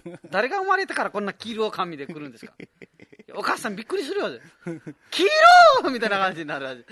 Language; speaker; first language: Japanese; non-native, fluent; Nepali